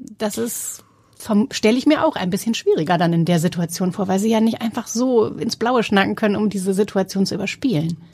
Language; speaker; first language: German; native; German